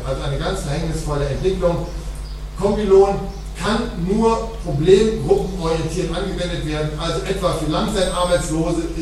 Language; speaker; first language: German; native; German